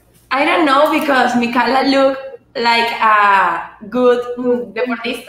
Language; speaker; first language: English; non-native, fluent; Spanish